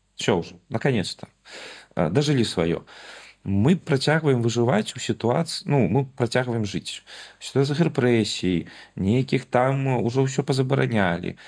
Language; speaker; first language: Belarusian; non-native, local second language; Russian